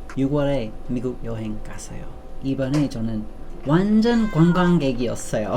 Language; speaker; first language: Korean; non-native, learner; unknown